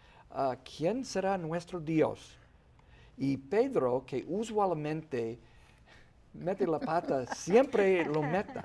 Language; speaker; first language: Spanish; non-native, fluent; English